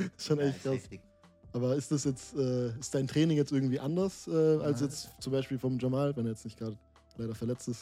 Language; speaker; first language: German; native; German